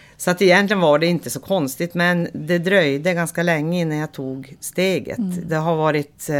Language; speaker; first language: Swedish; native; Swedish